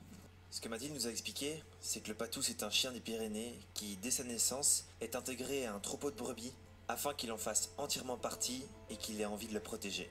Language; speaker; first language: French; native; French